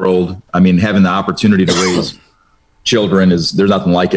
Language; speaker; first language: English; early bilingual, other home language; Romanian